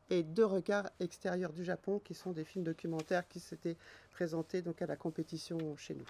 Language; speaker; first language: French; native; French